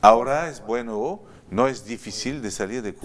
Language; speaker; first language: Spanish; non-native, learner; French